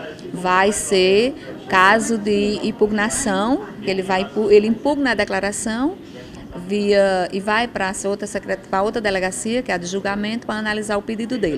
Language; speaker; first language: Portuguese; native; Portuguese